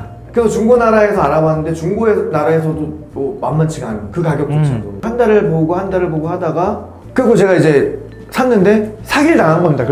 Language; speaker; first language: Korean; native; Korean